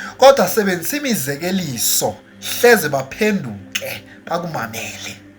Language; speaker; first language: Zulu; non-native, local second language; Xhosa